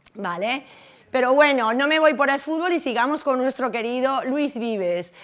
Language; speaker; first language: Spanish; native; Spanish